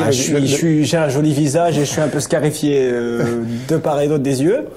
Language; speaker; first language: French; native; French